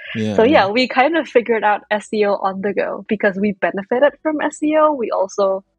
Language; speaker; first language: English; non-native, fluent; Indonesian